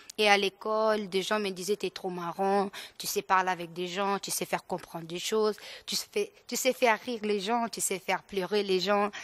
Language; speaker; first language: French; non-native, local second language; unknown